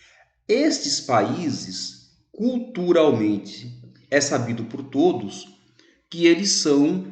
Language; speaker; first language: Portuguese; native; Portuguese